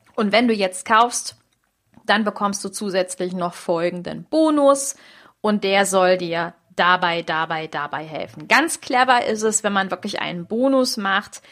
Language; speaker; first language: German; native; German